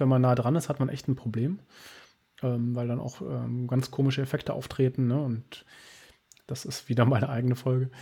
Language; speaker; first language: German; native; German